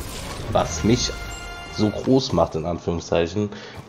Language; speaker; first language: German; native; German